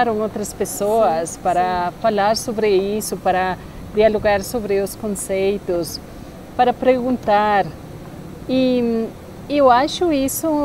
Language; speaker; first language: Portuguese; non-native, fluent; Spanish